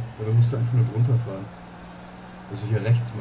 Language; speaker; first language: German; native; German